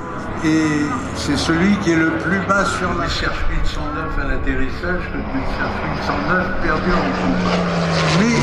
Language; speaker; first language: French; native; French